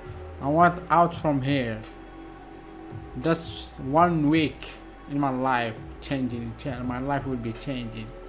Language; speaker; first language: English; non-native, learner; Arabic